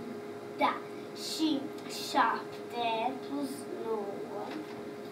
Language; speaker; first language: Romanian; early bilingual, heritage; English